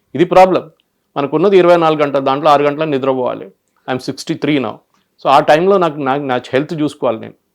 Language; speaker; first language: Telugu; early bilingual, other home language; Malayalam